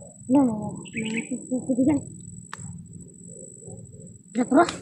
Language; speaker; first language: Filipino; non-native, local second language; Cebuano